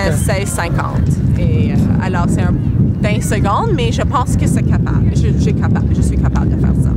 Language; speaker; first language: French; non-native, local second language; English